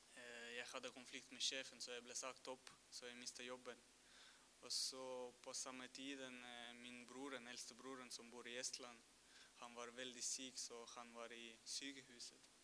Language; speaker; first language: Norwegian; non-native, fluent; Russian